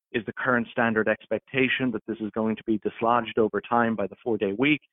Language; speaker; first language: English; native; English